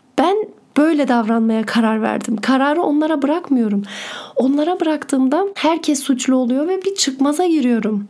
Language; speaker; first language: Turkish; early bilingual, heritage; Turkish